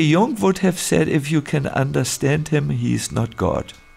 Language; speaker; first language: English; non-native, fluent; German